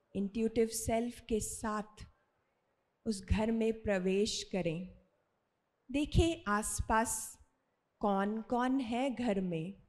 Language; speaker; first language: Hindi; native; Hindi